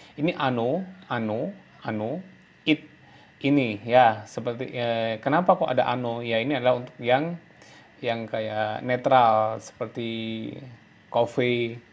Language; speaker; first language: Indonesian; native; Indonesian